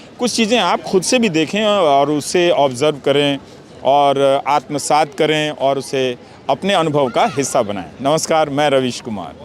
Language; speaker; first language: Hindi; native; Hindi